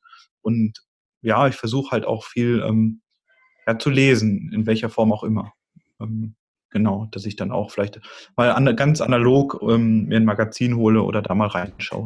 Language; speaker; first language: German; native; German